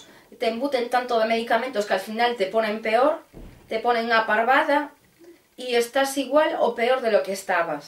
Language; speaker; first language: Spanish; native; Spanish